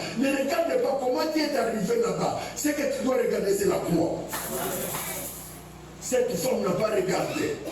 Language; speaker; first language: French; non-native, local second language; Lingala